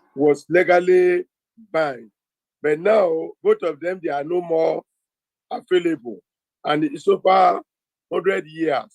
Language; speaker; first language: English; non-native, local second language; Yoruba